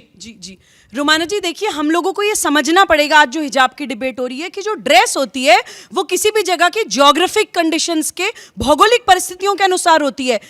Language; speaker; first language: Hindi; native; Hindi